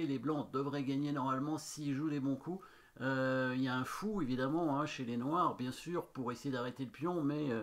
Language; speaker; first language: French; native; French